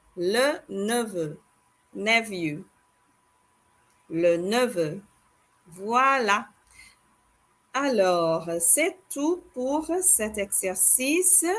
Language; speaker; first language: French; non-native, fluent; English